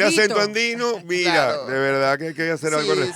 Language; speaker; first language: Spanish; native; Spanish